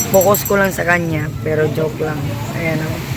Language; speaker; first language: Filipino; native; Filipino